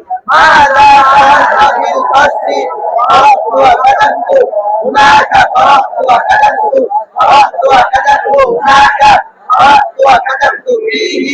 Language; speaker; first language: Arabic; non-native, learner; Bangla